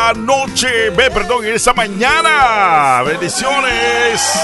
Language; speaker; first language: Spanish; native; Spanish